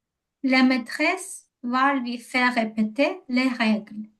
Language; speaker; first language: French; non-native, learner; Ukrainian